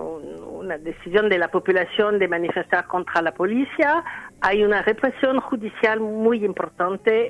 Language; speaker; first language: Spanish; non-native, learner; French